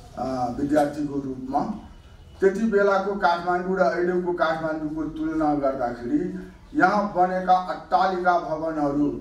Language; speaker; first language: Nepali; non-native, local second language; Maithili